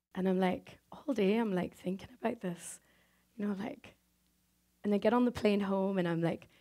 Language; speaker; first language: English; native; English